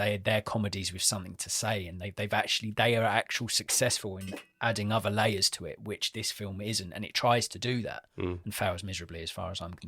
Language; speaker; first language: English; native; English